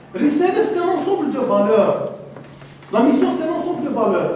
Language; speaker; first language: French; non-native, local second language; Arabic